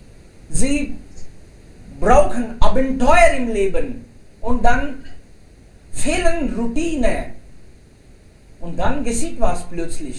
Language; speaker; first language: German; non-native, fluent; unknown